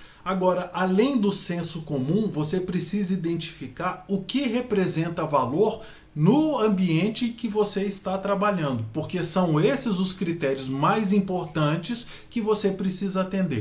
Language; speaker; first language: Portuguese; native; Portuguese